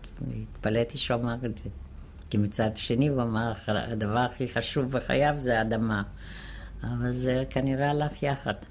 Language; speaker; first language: Hebrew; non-native, local second language; Arabic